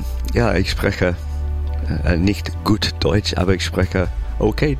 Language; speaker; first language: German; non-native, learner; English